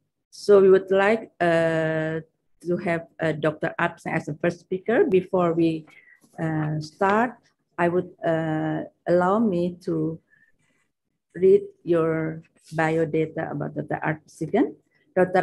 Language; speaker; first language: English; non-native, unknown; Indonesian